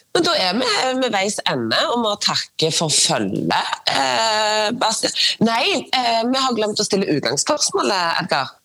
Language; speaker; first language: Norwegian; native; Norwegian